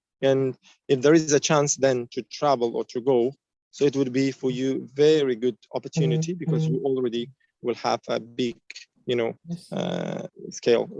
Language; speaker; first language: English; non-native, fluent; Uzbek